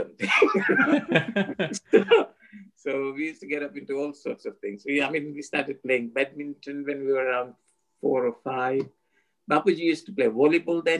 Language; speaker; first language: English; non-native, local second language; Gujarati